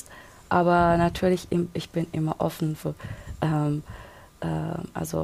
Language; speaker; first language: German; non-native, local second language; Persian